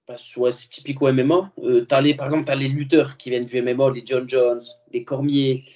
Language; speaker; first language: French; native; French